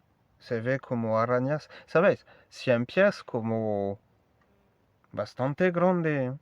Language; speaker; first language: Spanish; non-native, learner; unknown